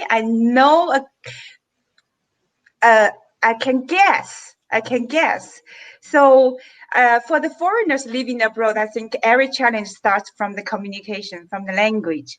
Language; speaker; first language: English; non-native, fluent; Chinese